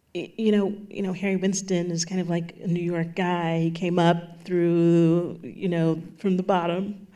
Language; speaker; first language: English; native; English